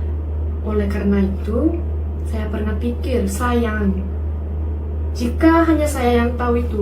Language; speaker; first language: Indonesian; non-native, fluent; Korean